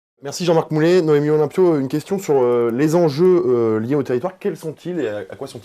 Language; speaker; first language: French; native; French